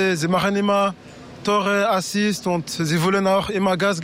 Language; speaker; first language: German; non-native, fluent; French